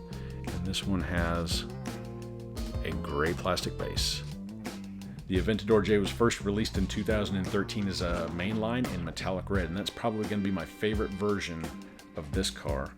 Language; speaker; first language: English; native; English